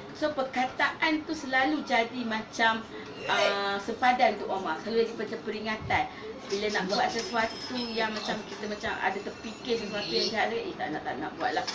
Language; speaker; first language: Malay; native; Malay